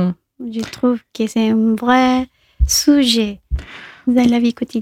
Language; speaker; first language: French; non-native, local second language; Spanish